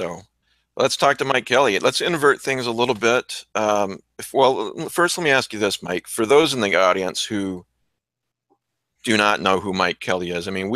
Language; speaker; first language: English; native; English